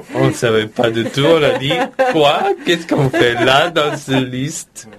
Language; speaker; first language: French; non-native, learner; Portuguese